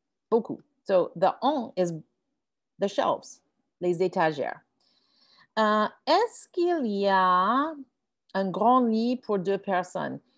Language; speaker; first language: French; non-native, fluent; English